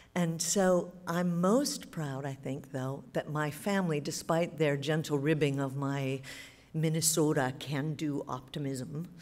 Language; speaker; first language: English; native; English